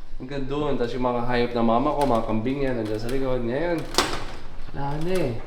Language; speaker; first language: Filipino; non-native, local second language; Cebuano